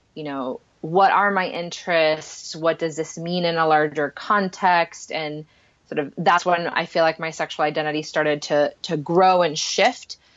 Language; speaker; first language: English; non-native, fluent; Spanish